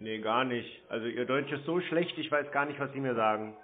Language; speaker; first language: German; native; German